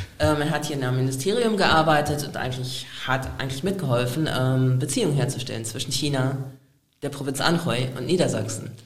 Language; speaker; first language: German; native; German